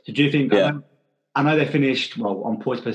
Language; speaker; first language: English; native; English